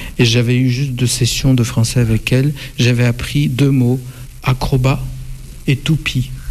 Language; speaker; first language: French; non-native, fluent; Russian